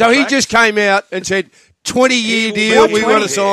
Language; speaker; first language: English; native; English